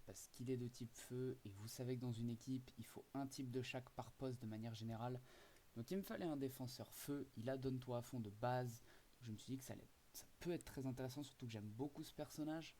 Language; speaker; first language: French; native; French